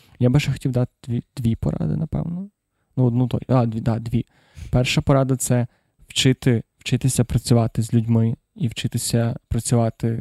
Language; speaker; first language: Ukrainian; non-native, local second language; Russian